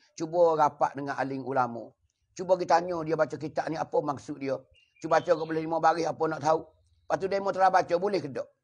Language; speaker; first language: Malay; native; Malay